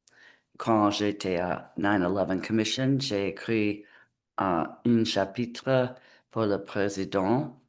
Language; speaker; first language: French; non-native, learner; English